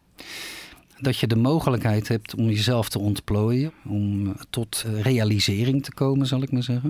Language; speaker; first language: Dutch; native; Dutch